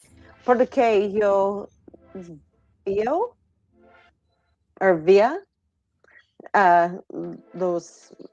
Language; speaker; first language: Spanish; non-native, learner; English